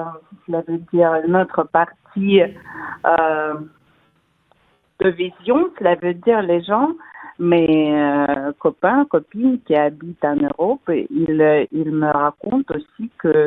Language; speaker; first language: French; non-native, fluent; Russian